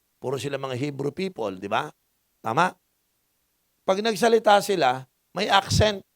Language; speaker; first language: Filipino; non-native, local second language; Cebuano